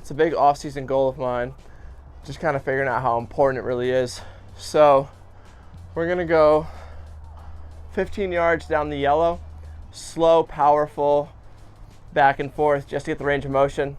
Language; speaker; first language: English; native; English